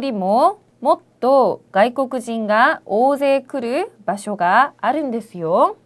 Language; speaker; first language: Japanese; non-native, fluent; Korean